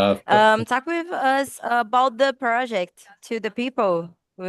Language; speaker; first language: English; non-native, learner; Portuguese